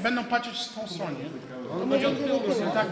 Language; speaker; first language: Polish; non-native, learner; English